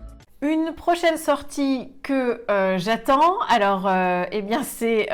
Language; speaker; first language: French; native; French